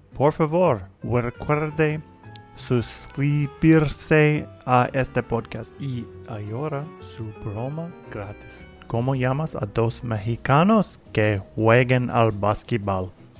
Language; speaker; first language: Spanish; non-native, learner; English